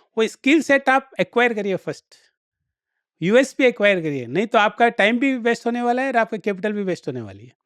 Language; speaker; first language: Hindi; native; Hindi